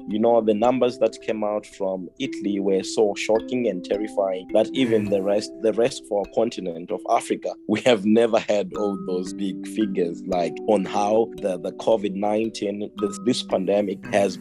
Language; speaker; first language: English; non-native, local second language; Shona